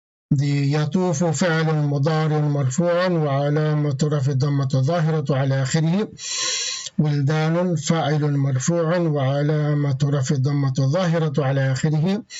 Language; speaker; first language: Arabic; non-native, fluent; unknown